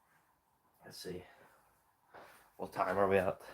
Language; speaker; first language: English; native; English